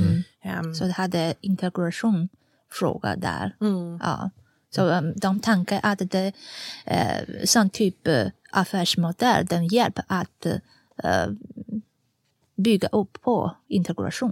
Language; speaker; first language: Swedish; non-native, fluent; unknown